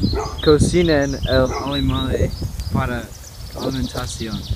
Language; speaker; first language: Spanish; non-native, learner; English